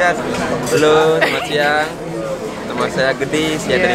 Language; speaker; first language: Indonesian; non-native, local second language; Balinese